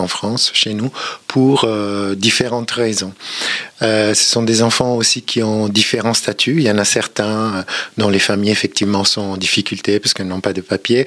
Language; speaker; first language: French; native; French